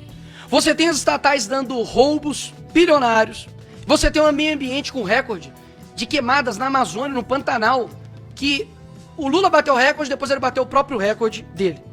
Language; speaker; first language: Portuguese; native; Portuguese